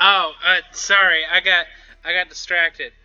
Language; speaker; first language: English; native; English